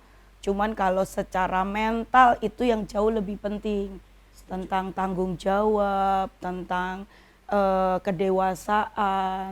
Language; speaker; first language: Indonesian; native; Indonesian